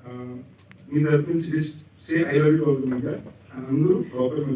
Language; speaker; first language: Telugu; non-native, fluent; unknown